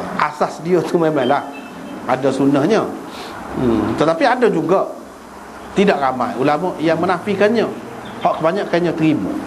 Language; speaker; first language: Malay; native; Malay